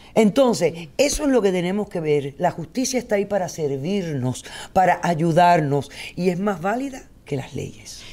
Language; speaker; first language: Spanish; early bilingual, heritage; Spanish